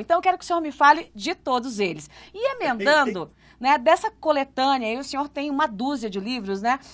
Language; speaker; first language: Portuguese; native; Portuguese